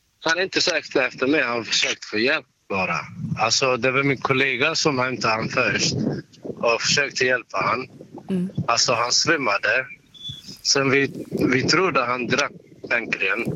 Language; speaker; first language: Swedish; non-native, fluent; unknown